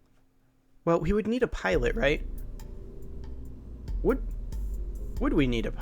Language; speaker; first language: English; native; English